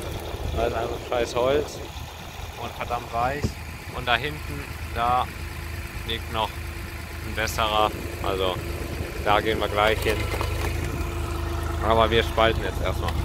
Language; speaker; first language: German; native; German